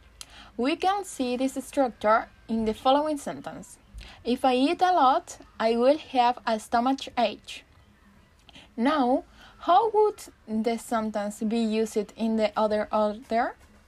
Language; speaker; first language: English; non-native, learner; Spanish